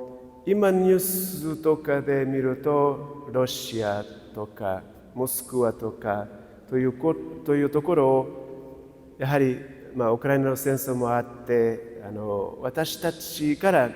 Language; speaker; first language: Japanese; non-native, fluent; Portuguese